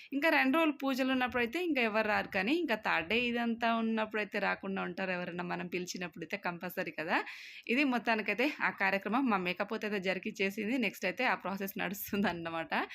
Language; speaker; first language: Telugu; non-native, local second language; Lambadi